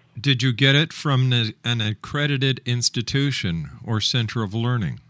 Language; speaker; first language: English; native; English